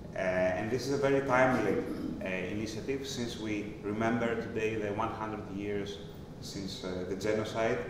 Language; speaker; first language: English; non-native, fluent; Greek